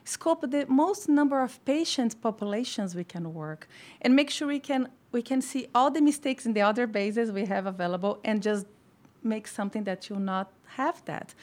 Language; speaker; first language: English; non-native, fluent; Portuguese